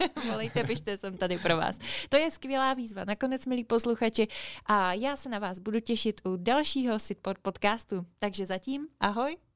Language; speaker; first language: Czech; native; Czech